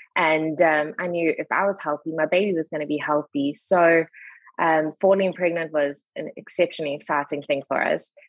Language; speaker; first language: English; native; English